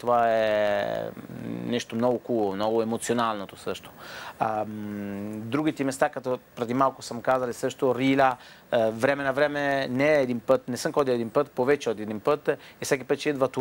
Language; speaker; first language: Bulgarian; non-native, fluent; Italian